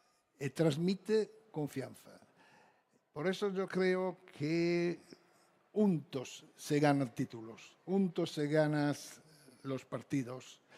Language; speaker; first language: Spanish; non-native, fluent; Italian